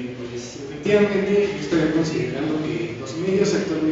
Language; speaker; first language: Spanish; native; Spanish